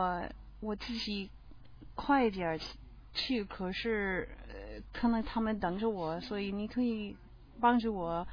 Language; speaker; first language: Chinese; non-native, learner; English